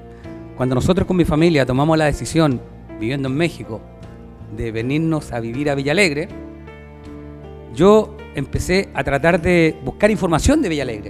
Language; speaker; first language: Spanish; native; Spanish